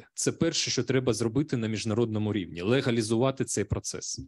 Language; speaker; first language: Ukrainian; non-native, local second language; Russian